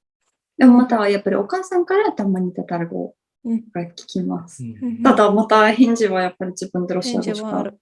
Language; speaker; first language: Japanese; non-native, fluent; Russian